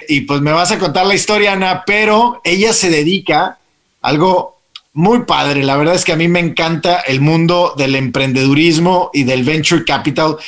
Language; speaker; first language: Spanish; native; Spanish